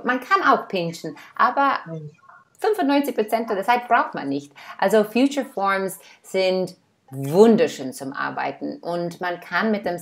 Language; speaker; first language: German; non-native, fluent; English